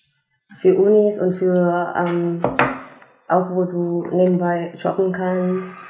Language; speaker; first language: German; non-native, fluent; Indonesian